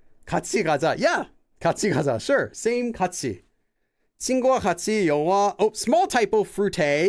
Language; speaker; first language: Korean; non-native, fluent; English